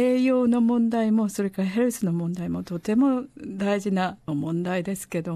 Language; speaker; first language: Japanese; native; Japanese